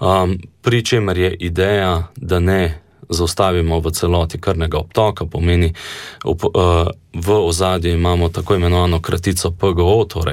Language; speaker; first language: Slovenian; native; Slovenian